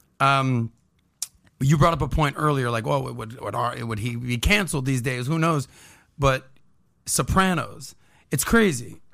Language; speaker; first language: English; native; English